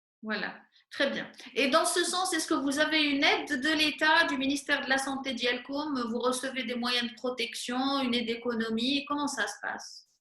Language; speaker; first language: French; non-native, local second language; Arabic